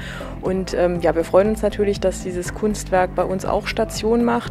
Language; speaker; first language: German; native; German